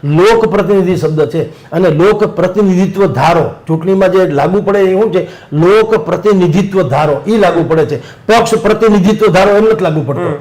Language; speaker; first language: Gujarati; native; Gujarati